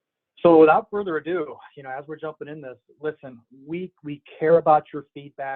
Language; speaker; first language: English; native; English